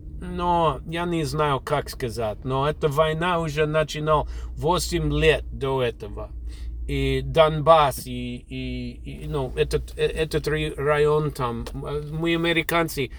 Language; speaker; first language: Russian; non-native, fluent; English